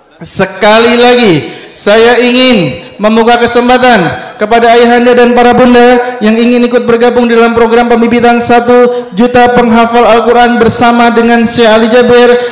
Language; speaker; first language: Indonesian; native; Indonesian